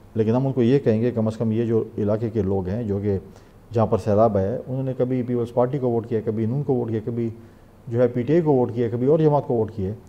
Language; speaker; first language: Urdu; non-native, local second language; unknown